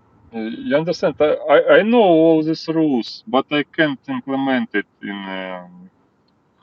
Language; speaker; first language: English; non-native, learner; Ukrainian